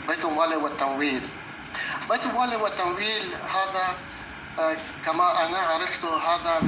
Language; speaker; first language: Arabic; non-native, fluent; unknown